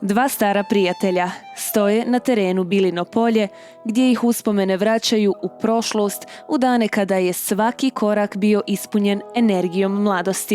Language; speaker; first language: Bosnian; native; Bosnian